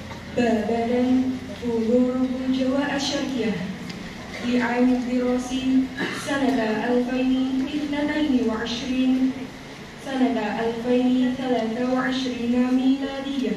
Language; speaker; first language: Arabic; non-native, learner; Indonesian